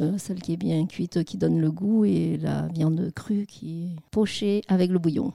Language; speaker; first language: French; non-native, fluent; Vietnamese